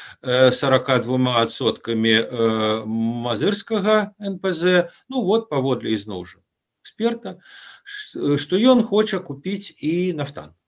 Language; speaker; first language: Belarusian; native; Belarusian